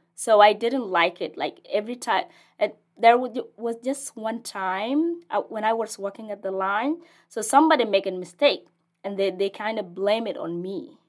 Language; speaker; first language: English; non-native, fluent; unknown